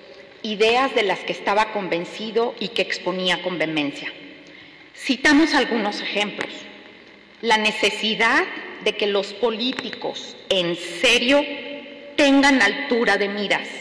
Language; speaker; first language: Spanish; native; Spanish